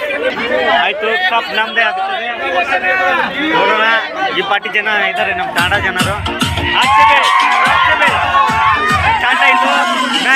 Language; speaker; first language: Kannada; non-native, local second language; Lambadi